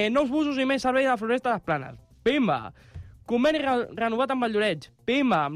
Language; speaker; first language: Catalan; native; Catalan